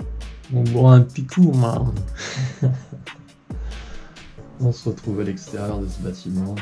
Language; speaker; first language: French; native; French